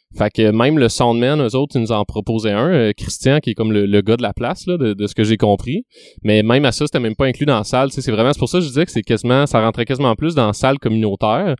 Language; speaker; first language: French; native; French